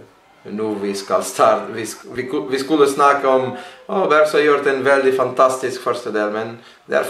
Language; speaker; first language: Norwegian; non-native, learner; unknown